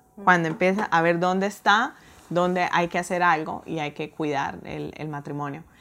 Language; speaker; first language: Spanish; native; Spanish